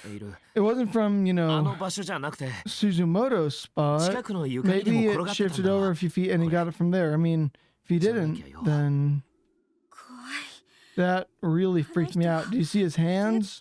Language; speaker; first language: English; native; English